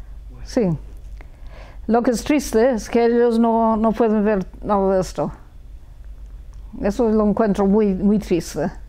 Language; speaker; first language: Spanish; early bilingual, heritage; Spanish